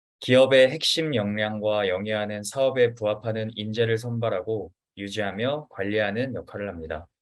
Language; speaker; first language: Korean; native; Korean